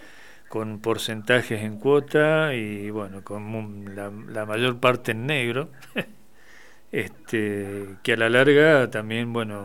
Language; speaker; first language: Spanish; native; Spanish